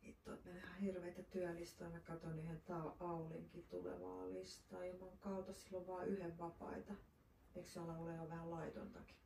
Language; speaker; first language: Finnish; native; Finnish